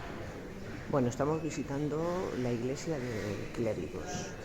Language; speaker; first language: Spanish; native; Spanish